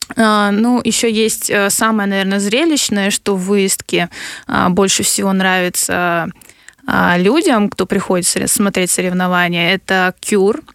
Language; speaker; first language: Russian; native; Russian